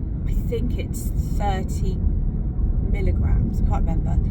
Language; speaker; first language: English; native; English